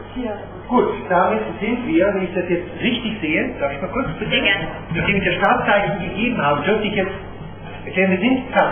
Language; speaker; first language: German; native; German